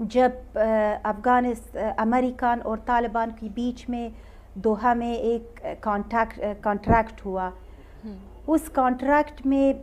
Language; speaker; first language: Hindi; non-native, learner; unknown